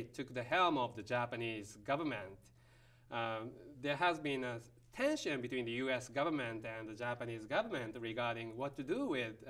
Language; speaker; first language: English; non-native, fluent; Japanese